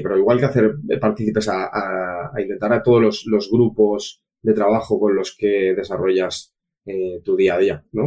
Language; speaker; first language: Spanish; native; Spanish